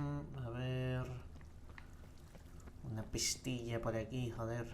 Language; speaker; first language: Spanish; native; Spanish